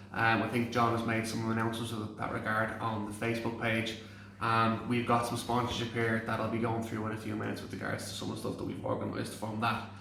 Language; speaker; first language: English; native; English